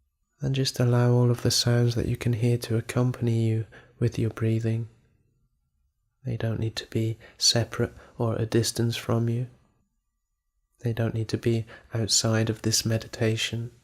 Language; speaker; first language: English; native; English